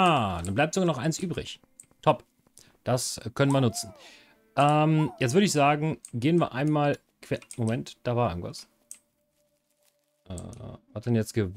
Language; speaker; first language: German; native; German